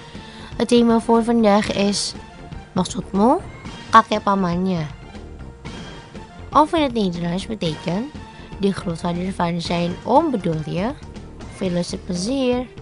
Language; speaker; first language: Dutch; non-native, learner; Indonesian